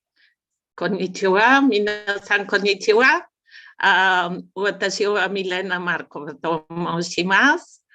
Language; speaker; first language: Japanese; non-native, learner; Bulgarian